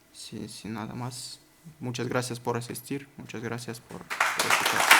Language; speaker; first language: Spanish; non-native, learner; Kazakh